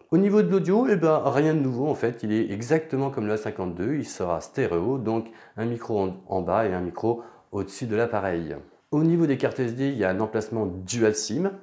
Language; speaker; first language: French; native; French